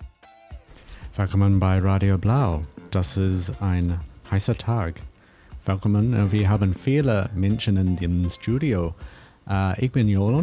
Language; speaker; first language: German; non-native, learner; English